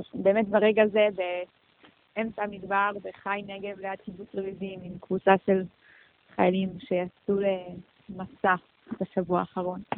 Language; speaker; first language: Hebrew; early bilingual, heritage; Hebrew